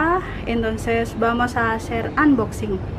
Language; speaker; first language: Spanish; non-native, learner; Indonesian